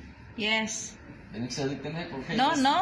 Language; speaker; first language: English; non-native, local second language; Filipino